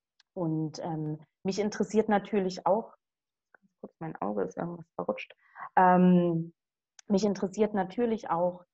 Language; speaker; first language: German; native; German